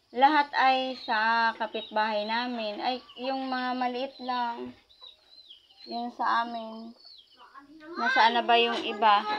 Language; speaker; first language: Filipino; non-native, local second language; Masbatenyo